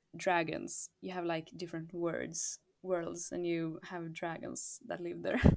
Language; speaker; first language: English; non-native, fluent; Swedish